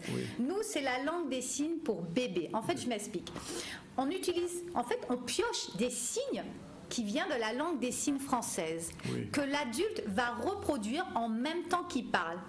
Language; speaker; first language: French; native; French